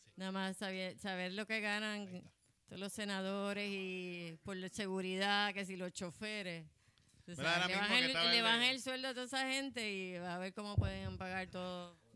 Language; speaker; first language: Spanish; native; Spanish